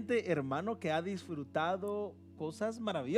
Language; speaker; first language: Spanish; native; Spanish